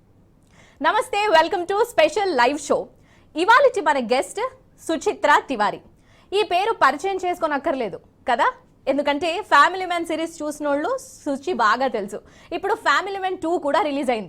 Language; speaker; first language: Telugu; native; Telugu